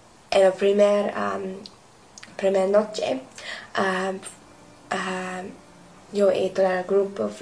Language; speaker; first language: Spanish; non-native, learner; English